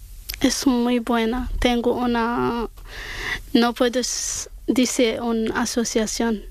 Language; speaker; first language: Spanish; non-native, learner; Arabic